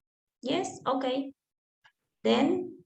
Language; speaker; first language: English; non-native, fluent; Spanish